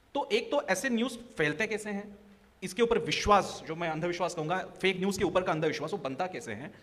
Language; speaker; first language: Hindi; non-native, local second language; Marathi